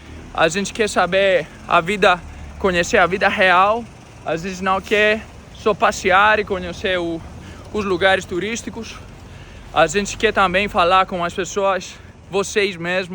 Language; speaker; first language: Portuguese; non-native, fluent; Greek